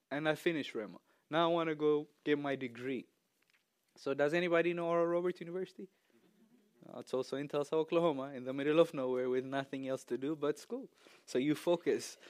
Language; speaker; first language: English; non-native, fluent; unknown